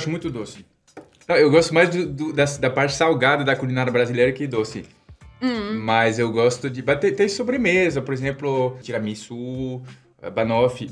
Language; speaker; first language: Portuguese; non-native, fluent; French